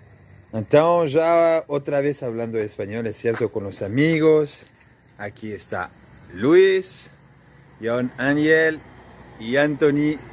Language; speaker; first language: Spanish; non-native, learner; French